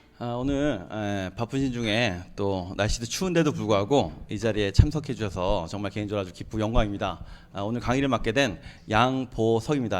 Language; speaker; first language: Korean; native; Korean